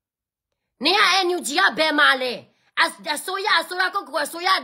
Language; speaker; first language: Burmese; native; Burmese